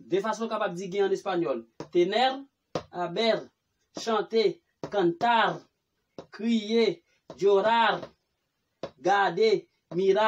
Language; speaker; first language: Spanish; non-native, fluent; Haitian Creole